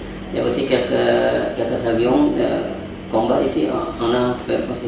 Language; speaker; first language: French; non-native, learner; Indonesian